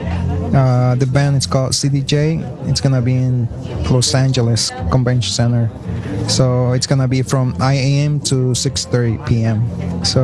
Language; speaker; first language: Spanish; early bilingual, heritage; Spanish